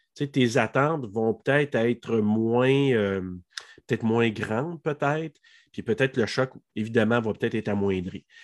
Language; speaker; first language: French; native; French